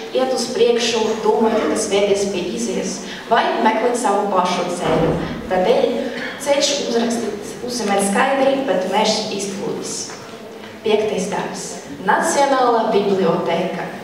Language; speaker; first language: Latvian; non-native, local second language; Russian